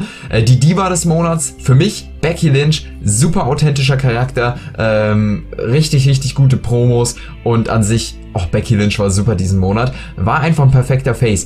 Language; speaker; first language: German; native; German